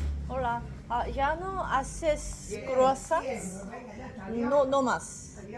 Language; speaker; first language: Spanish; non-native, learner; Korean